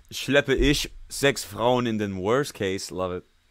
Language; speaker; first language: German; non-native, learner; English